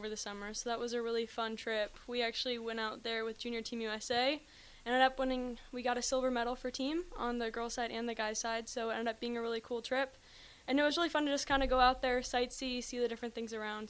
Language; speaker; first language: English; native; English